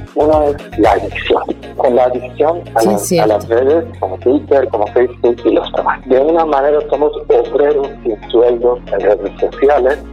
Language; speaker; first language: Spanish; non-native, fluent; Persian